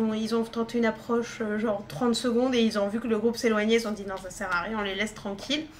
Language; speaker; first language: French; native; French